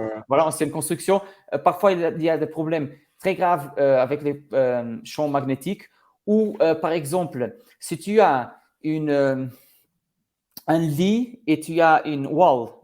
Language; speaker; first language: French; non-native, learner; Portuguese